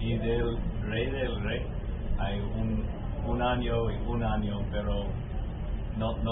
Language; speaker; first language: Spanish; non-native, learner; English